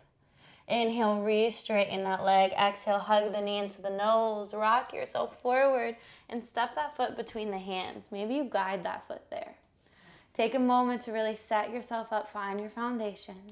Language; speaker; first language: English; native; English